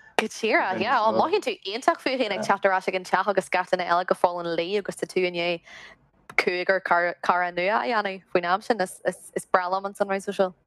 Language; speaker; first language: Irish; non-native, local second language; English